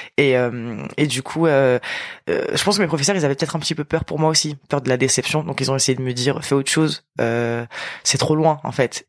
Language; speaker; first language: French; native; French